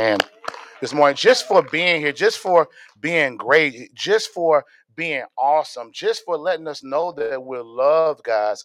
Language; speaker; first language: English; native; English